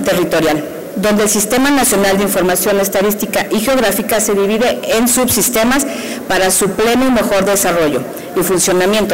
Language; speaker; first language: Spanish; native; Spanish